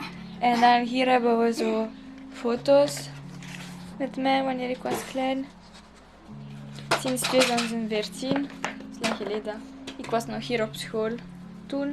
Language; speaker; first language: Dutch; early bilingual, other home language; Romanian